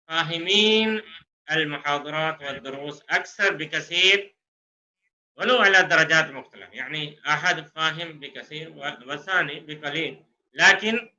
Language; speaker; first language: Arabic; non-native, fluent; Urdu